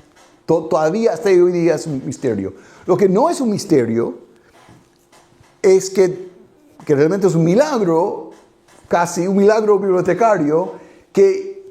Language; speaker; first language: Spanish; non-native, fluent; English